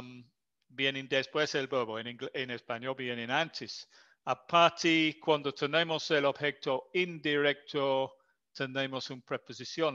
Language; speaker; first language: Spanish; non-native, fluent; English